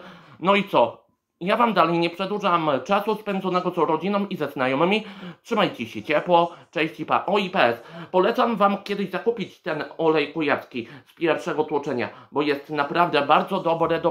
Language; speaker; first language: Polish; native; Polish